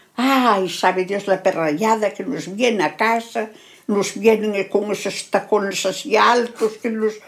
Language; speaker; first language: Spanish; native; Spanish